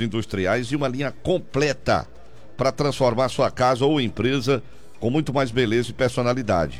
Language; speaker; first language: Portuguese; native; Portuguese